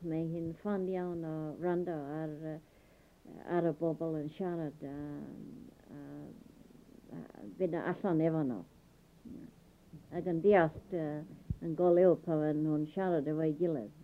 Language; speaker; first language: Welsh; early bilingual, heritage; Welsh